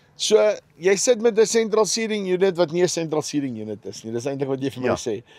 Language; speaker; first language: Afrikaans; native; Afrikaans